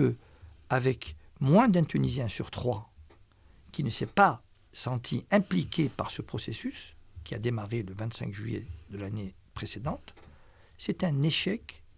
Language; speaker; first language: French; non-native, local second language; Arabic